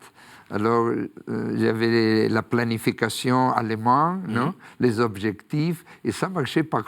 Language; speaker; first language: French; non-native, fluent; Spanish